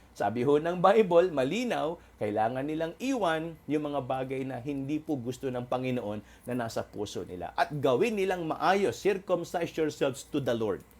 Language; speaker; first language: Filipino; non-native, local second language; Waray